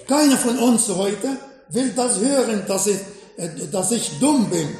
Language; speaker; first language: German; non-native, fluent; Arabic